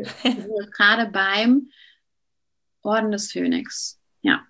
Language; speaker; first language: German; native; German